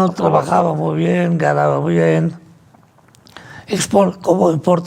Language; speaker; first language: Spanish; non-native, fluent; Arabic